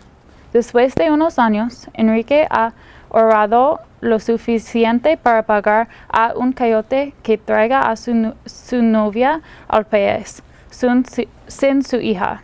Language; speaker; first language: Spanish; non-native, learner; English